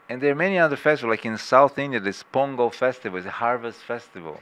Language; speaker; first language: English; non-native, fluent; Portuguese